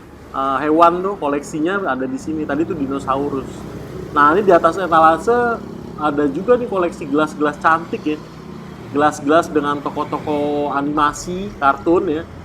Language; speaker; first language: Indonesian; native; Indonesian